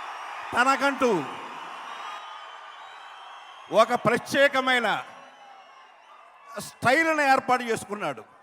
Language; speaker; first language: Telugu; native; Telugu